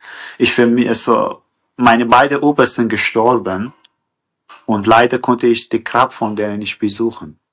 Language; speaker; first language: German; non-native, learner; Kurdish